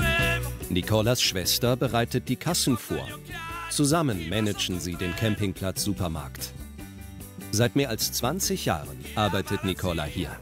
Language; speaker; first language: German; native; German